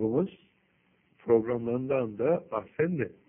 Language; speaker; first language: Turkish; native; Turkish